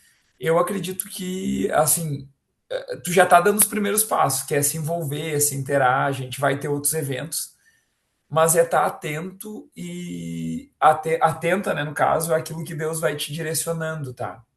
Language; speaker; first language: Portuguese; native; Portuguese